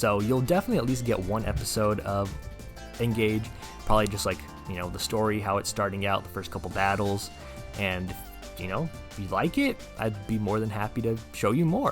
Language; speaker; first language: English; native; English